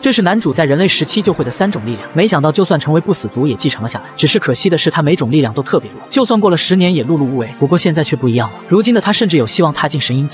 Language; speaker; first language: Chinese; native; Chinese